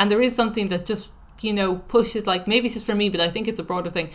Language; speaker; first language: English; native; English